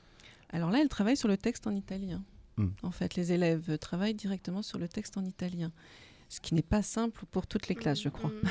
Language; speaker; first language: French; native; French